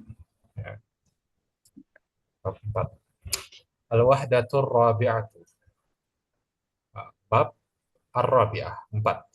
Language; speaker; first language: Arabic; non-native, fluent; Indonesian